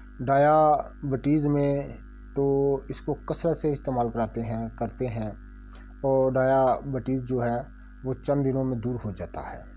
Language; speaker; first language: Urdu; non-native, local second language; Punjabi